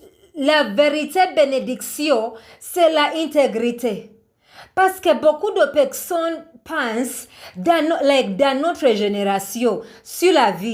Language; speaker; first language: French; non-native, learner; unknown